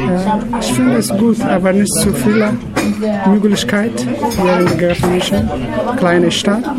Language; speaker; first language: German; non-native, learner; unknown